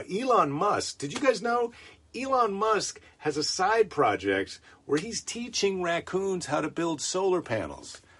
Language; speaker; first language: English; native; English